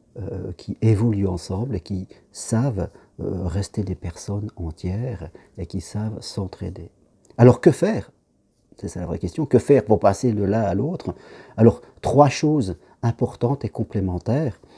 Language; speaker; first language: French; native; French